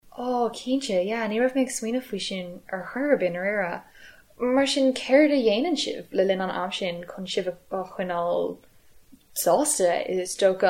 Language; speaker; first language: Irish; non-native, local second language; English